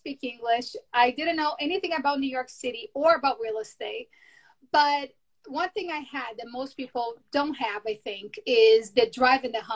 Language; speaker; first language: English; non-native, fluent; Portuguese